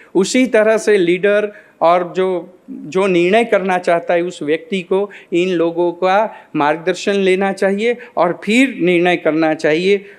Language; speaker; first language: Hindi; non-native, local second language; Gujarati